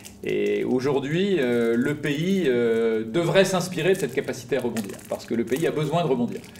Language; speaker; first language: French; native; French